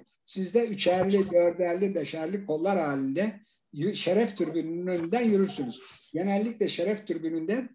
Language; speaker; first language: Turkish; native; Turkish